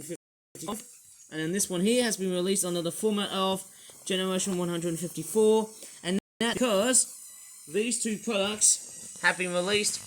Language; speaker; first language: English; native; English